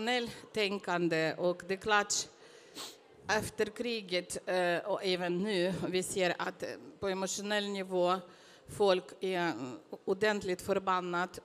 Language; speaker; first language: Swedish; non-native, fluent; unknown